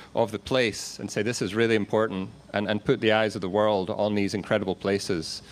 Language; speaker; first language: English; native; English